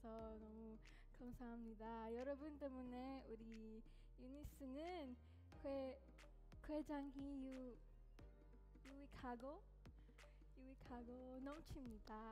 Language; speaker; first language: Korean; non-native, learner; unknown